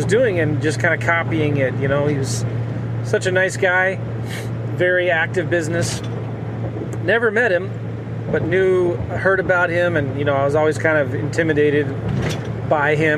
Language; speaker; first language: English; native; English